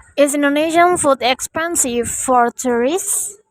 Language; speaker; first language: English; non-native, learner; Indonesian